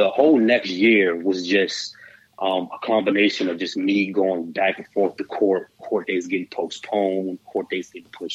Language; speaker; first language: English; native; English